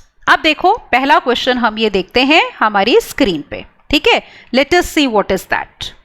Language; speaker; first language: Hindi; native; Hindi